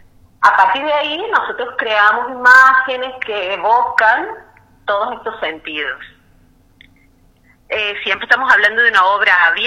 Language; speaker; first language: Spanish; native; Spanish